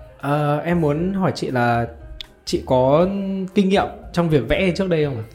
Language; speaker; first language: Vietnamese; native; Vietnamese